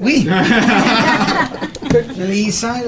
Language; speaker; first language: French; non-native, learner; Portuguese